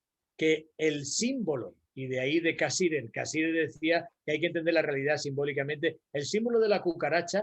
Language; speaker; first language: Spanish; native; Spanish